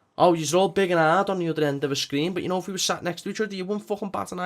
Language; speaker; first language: English; native; English